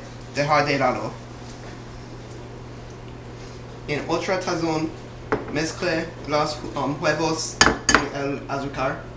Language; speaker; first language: Spanish; non-native, learner; English